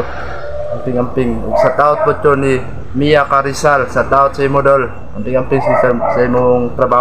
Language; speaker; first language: Filipino; non-native, local second language; Cebuano